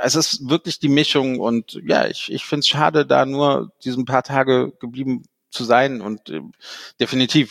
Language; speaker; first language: German; native; German